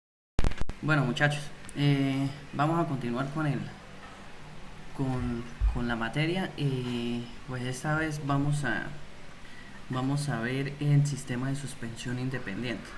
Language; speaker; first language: Spanish; native; Spanish